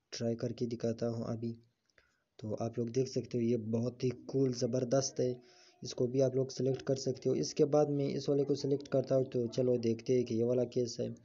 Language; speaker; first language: Urdu; non-native, local second language; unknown